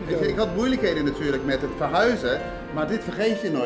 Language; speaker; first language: Dutch; early bilingual, heritage; Dutch